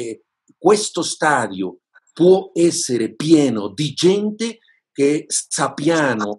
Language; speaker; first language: Italian; non-native, fluent; Spanish